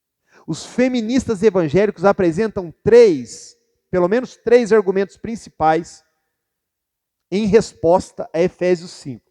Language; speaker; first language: Portuguese; native; Portuguese